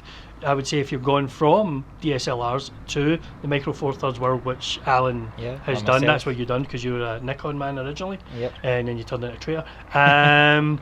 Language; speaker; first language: English; native; English